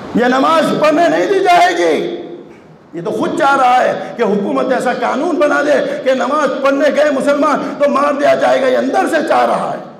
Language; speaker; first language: Urdu; non-native, local second language; Gujarati